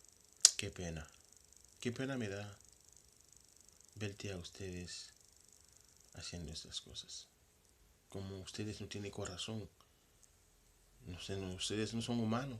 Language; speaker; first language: Spanish; non-native, local second language; Haitian Creole